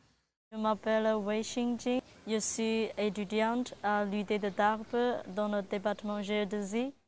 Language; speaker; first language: French; non-native, learner; Chinese